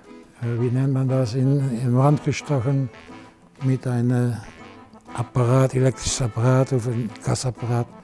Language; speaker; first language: German; non-native, learner; Dutch